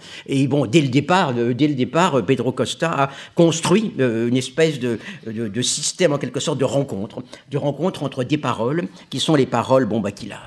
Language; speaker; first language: French; native; French